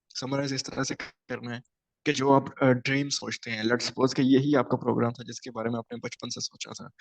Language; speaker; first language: Urdu; non-native, local second language; Punjabi